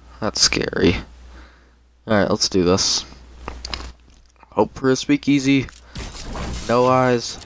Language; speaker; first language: English; native; English